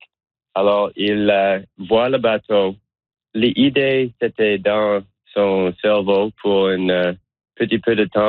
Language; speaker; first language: French; non-native, learner; English